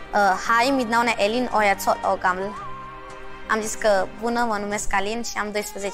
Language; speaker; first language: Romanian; early bilingual, heritage; Romanian